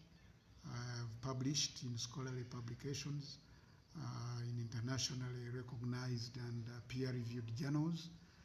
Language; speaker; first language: English; non-native, local second language; Ganda